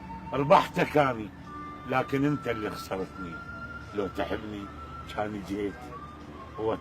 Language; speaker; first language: Arabic; native; Arabic